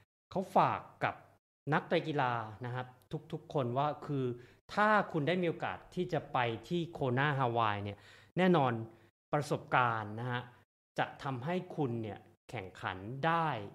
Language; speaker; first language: Thai; native; Thai